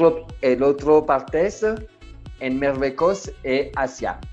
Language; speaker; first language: Spanish; non-native, learner; French